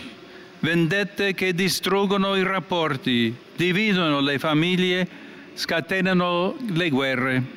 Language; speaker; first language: Italian; non-native, fluent; English